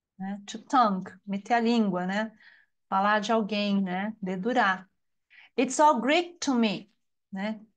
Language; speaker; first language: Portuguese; native; Portuguese